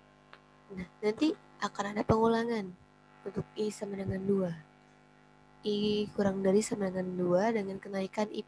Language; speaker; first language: Indonesian; native; Indonesian